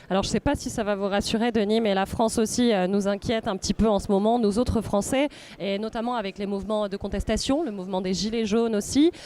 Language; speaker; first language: French; native; French